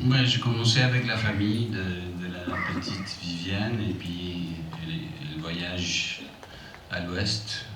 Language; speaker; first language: French; non-native, fluent; English